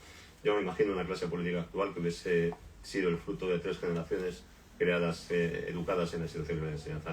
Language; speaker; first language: Spanish; native; Spanish